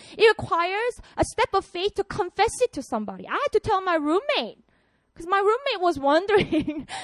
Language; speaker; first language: English; non-native, fluent; Korean